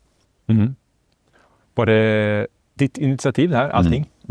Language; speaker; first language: Swedish; native; Swedish